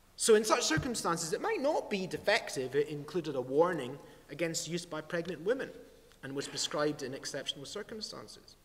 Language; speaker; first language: English; native; English